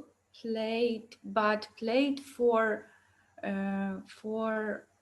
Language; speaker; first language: English; non-native, learner; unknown